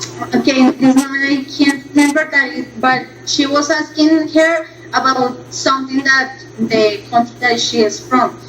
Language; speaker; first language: English; non-native, learner; Spanish